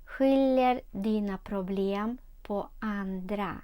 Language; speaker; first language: Swedish; non-native, learner; Ukrainian